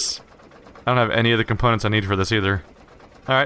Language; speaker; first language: English; native; English